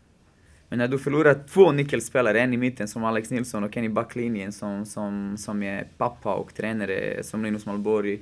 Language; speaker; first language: Swedish; non-native, fluent; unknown